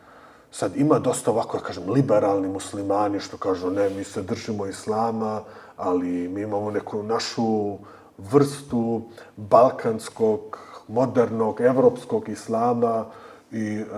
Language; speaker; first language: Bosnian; early bilingual, heritage; Bosnian